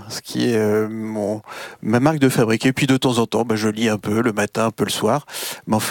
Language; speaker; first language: French; native; French